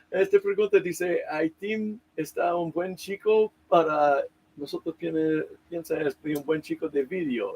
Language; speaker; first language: Spanish; non-native, learner; English